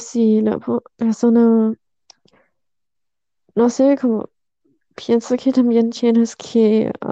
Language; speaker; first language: Spanish; non-native, learner; German